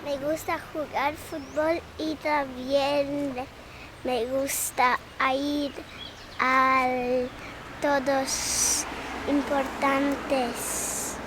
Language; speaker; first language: Spanish; non-native, learner; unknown